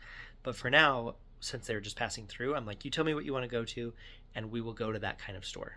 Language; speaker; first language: English; native; English